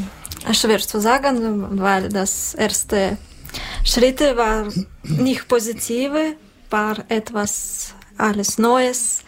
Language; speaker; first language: German; non-native, learner; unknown